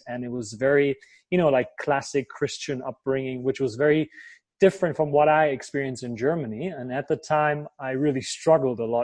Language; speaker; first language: English; non-native, fluent; German